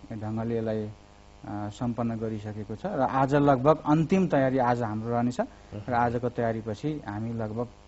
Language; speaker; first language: Nepali; native; Nepali